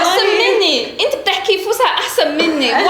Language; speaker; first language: Arabic; non-native, fluent; Chinese